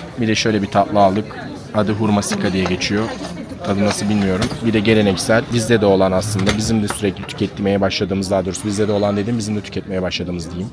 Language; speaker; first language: Turkish; native; Turkish